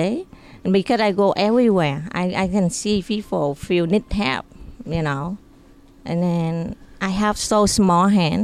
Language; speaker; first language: English; non-native, learner; Vietnamese